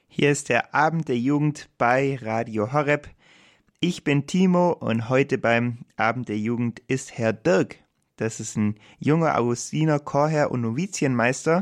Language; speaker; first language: German; native; German